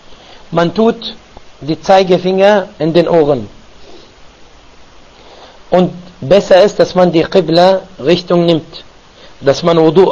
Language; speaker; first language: German; non-native, fluent; Arabic